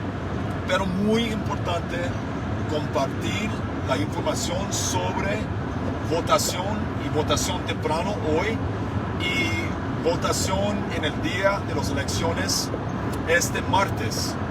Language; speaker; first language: Spanish; non-native, fluent; English